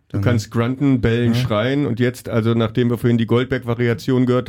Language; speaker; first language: German; native; German